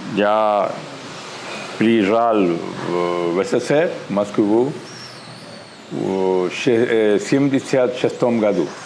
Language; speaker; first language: Russian; non-native, learner; Spanish